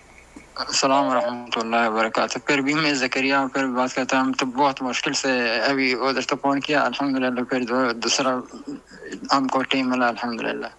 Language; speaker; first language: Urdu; non-native, learner; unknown